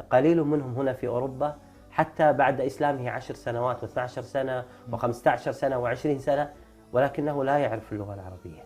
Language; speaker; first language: Arabic; native; Arabic